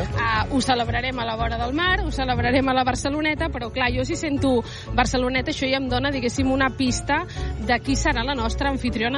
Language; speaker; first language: Catalan; native; Catalan